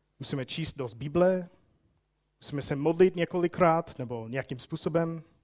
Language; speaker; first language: Czech; non-native, fluent; English